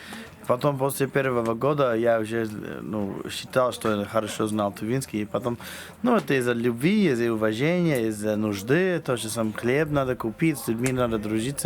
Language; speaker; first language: Russian; non-native, fluent; English